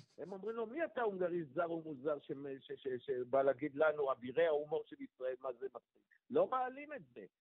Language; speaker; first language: Hebrew; native; Hebrew